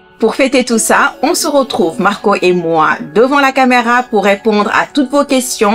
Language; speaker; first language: French; non-native, local second language; Wolof